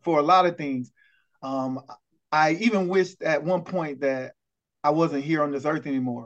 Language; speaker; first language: English; native; English